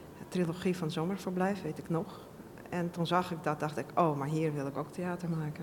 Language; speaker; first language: Dutch; non-native, fluent; Russian